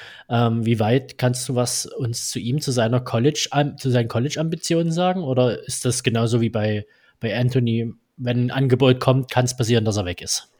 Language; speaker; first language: German; native; German